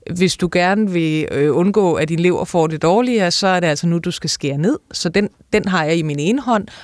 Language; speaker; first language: Danish; native; Danish